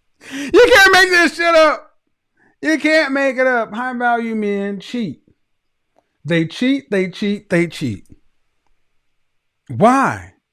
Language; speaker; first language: English; native; English